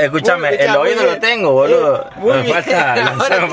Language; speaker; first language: Spanish; native; Spanish